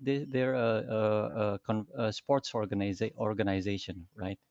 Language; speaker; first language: English; non-native, fluent; Indonesian